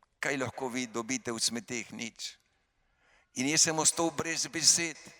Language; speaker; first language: Slovenian; early bilingual, heritage; Slovenian